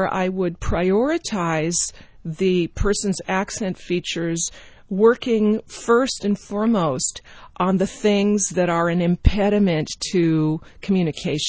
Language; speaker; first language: English; native; English